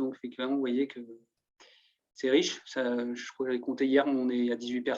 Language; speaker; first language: French; native; French